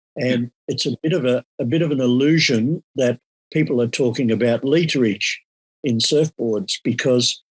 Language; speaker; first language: English; native; English